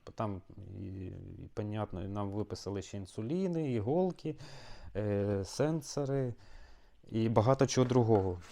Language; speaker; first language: Ukrainian; non-native, local second language; Russian